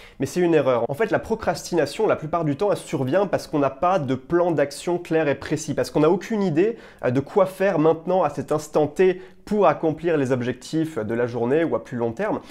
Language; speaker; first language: French; native; French